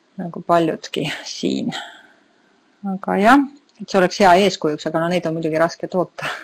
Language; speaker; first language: Estonian; native; Estonian